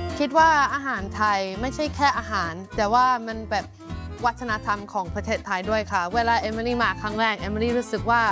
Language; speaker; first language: Thai; non-native, fluent; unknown